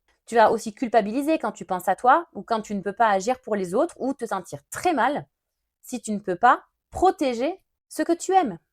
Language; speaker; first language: French; native; French